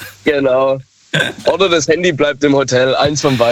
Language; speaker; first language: German; native; German